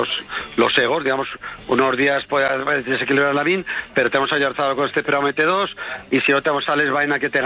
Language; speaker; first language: Spanish; native; Spanish